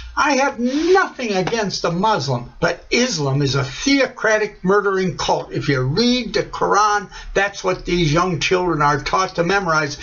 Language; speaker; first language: English; native; English